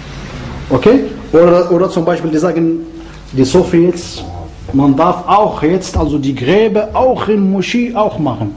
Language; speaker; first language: German; non-native, fluent; Arabic